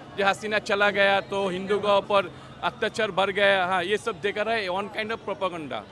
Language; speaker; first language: Hindi; non-native, fluent; Bangla